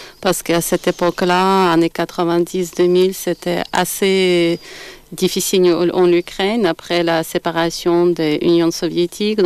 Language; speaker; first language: French; non-native, fluent; Ukrainian